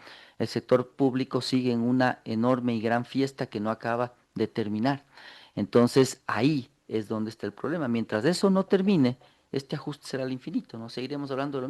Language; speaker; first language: Spanish; native; Spanish